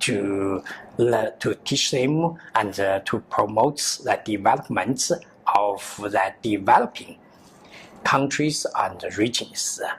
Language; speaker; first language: English; non-native, learner; Chinese